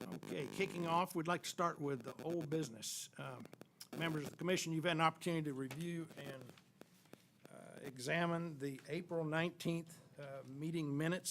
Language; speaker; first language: English; native; English